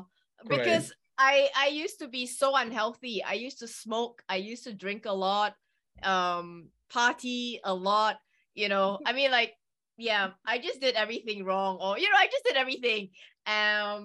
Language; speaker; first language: English; native; English